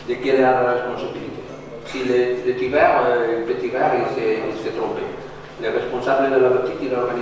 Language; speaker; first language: French; non-native, learner; Catalan